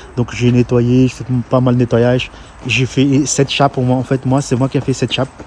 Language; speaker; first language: French; non-native, fluent; Portuguese